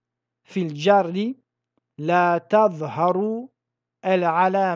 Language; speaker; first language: Arabic; non-native, fluent; French